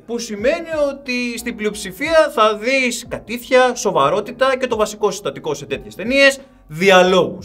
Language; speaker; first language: Greek; native; Greek